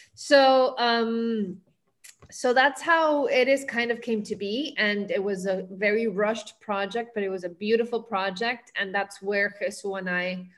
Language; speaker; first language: English; early bilingual, heritage; Spanish